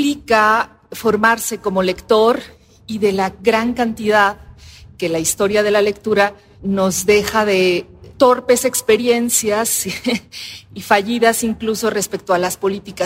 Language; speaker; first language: Spanish; native; Spanish